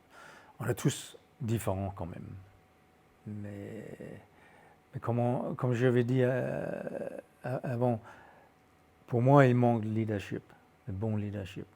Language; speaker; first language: French; non-native, fluent; Danish